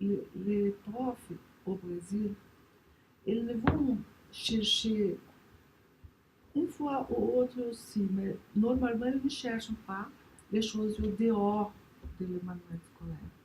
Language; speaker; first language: French; non-native, learner; Portuguese